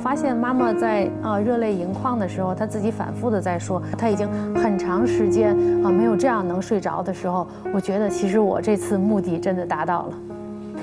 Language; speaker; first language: Chinese; native; Chinese